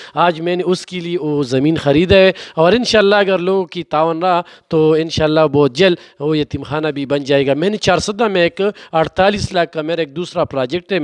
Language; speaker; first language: Urdu; non-native, local second language; Pashto